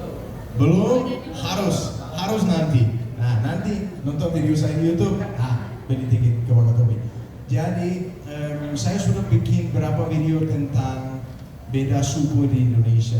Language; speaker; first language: Indonesian; non-native, fluent; Danish